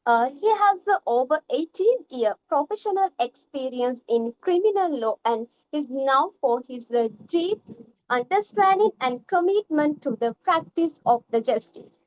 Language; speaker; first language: English; non-native, local second language; Sinhala